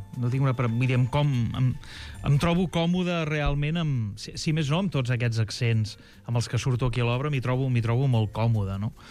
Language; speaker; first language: Catalan; native; Catalan